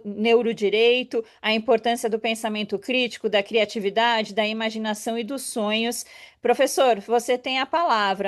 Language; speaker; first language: Portuguese; native; Portuguese